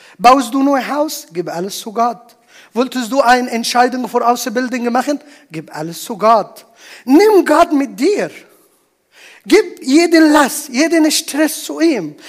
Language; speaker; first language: German; non-native, learner; Arabic